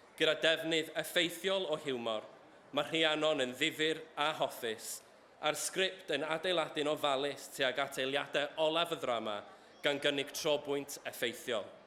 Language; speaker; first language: Welsh; native; Welsh